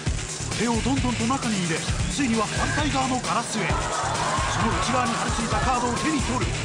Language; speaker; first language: Japanese; native; Japanese